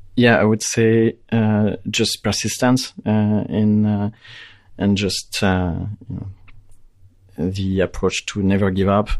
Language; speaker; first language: English; non-native, fluent; French